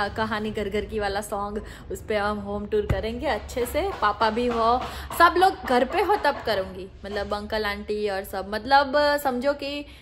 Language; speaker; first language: Hindi; non-native, local second language; Gujarati